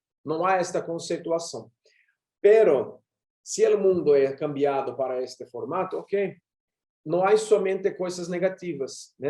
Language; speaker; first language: Spanish; non-native, learner; Portuguese